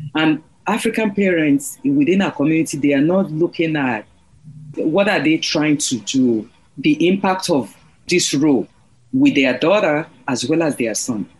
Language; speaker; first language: English; non-native, local second language; Yoruba